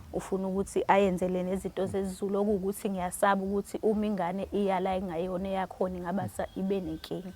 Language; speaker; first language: Zulu; native; Zulu